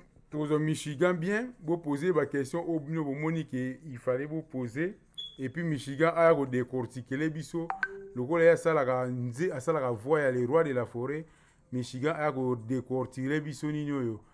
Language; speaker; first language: French; non-native, local second language; Lingala